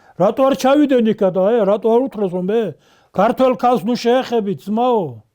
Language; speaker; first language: Georgian; non-native, local second language; Svan